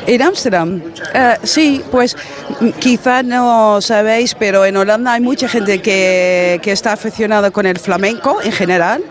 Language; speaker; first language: Spanish; non-native, fluent; Dutch